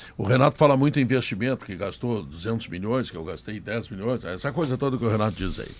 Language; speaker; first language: Portuguese; native; Portuguese